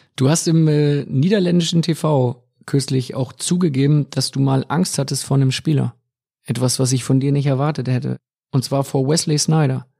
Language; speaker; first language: German; native; German